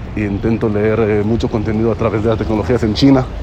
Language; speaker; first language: Spanish; non-native, fluent; Hebrew